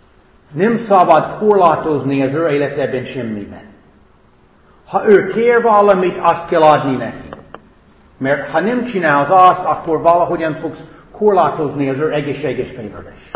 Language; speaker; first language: Hungarian; non-native, fluent; English